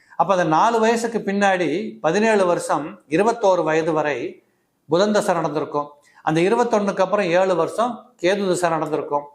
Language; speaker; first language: Tamil; native; Tamil